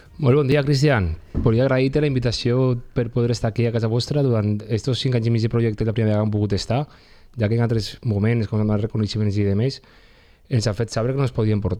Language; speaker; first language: Catalan; native; Catalan